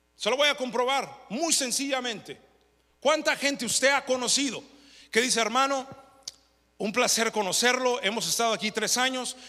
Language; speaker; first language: Spanish; early bilingual, heritage; Spanish